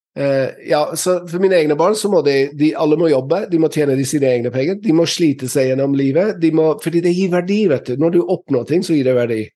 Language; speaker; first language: Norwegian; non-native, fluent; English